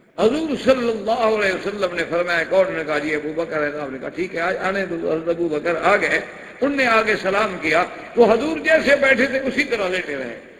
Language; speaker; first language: Urdu; non-native, local second language; Punjabi